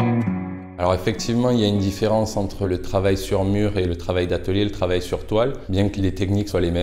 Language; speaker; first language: French; native; French